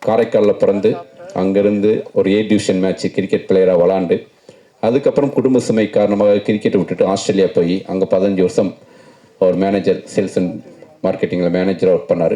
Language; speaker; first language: Tamil; native; Tamil